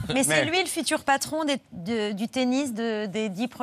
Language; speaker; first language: French; native; French